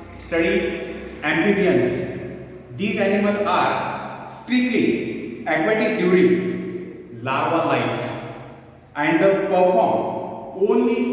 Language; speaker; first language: English; non-native, local second language; Marathi